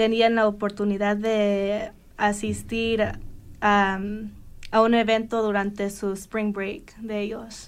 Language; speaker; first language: Spanish; early bilingual, heritage; Spanish